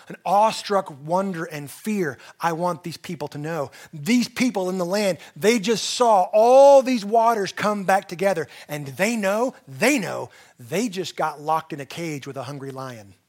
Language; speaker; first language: English; native; English